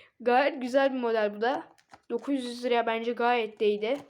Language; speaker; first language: Turkish; native; Turkish